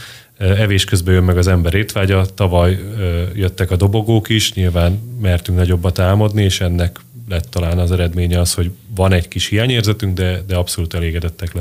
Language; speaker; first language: Hungarian; native; Hungarian